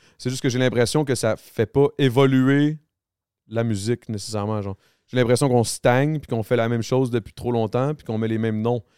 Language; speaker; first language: French; native; French